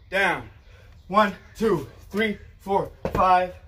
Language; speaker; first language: English; native; English